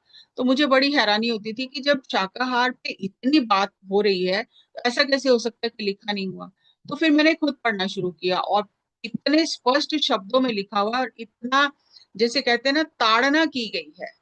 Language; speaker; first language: Hindi; native; Hindi